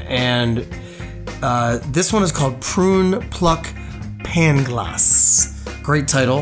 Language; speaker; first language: English; native; English